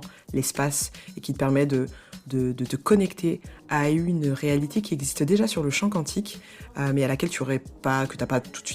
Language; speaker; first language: French; native; French